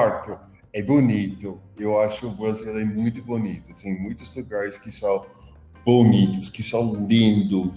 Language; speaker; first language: Portuguese; non-native, fluent; English